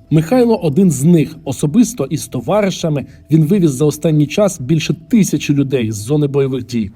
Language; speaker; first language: Ukrainian; native; Ukrainian